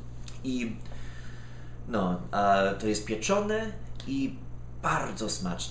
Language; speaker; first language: Polish; non-native, fluent; English